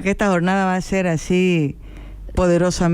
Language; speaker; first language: Spanish; native; Spanish